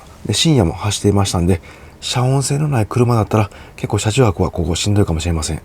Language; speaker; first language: Japanese; native; Japanese